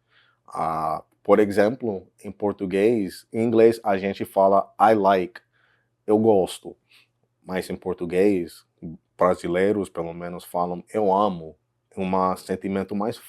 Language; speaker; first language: Portuguese; non-native, fluent; English